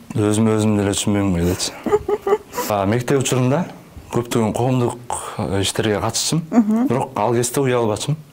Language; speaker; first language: Kyrgyz; native; Kyrgyz